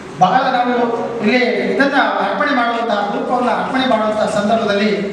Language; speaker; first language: Kannada; non-native, local second language; Lambadi